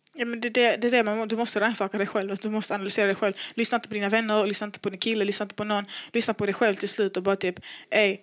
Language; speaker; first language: Swedish; native; Swedish